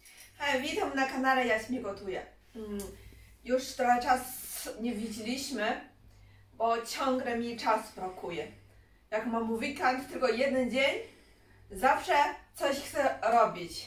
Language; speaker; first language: Polish; non-native, learner; Chinese